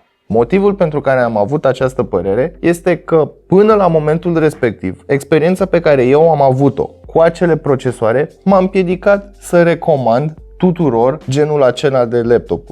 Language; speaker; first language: Romanian; native; Romanian